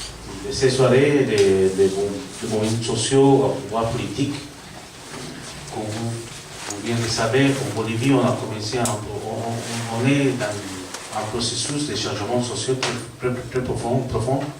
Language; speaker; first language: French; non-native, learner; Spanish